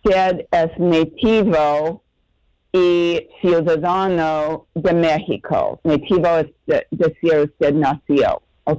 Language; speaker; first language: Spanish; non-native, learner; English